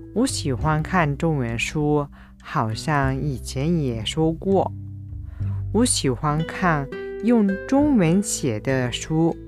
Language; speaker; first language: Chinese; non-native, fluent; Japanese